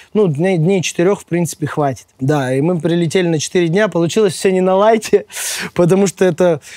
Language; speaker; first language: Russian; native; Russian